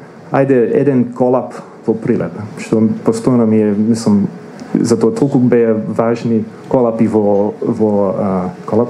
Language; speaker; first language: Macedonian; non-native, fluent; English